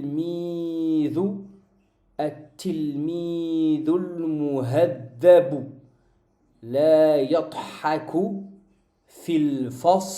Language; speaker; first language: Arabic; non-native, fluent; French